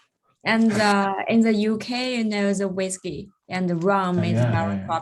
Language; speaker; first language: English; non-native, learner; Chinese